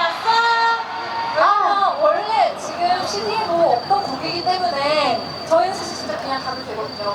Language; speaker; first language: Korean; native; Korean